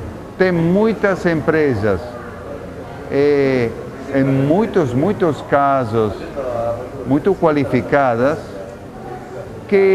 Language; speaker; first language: Portuguese; non-native, fluent; Italian